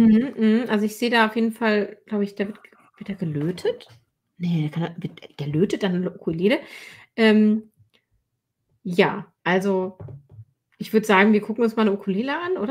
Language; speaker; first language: German; native; German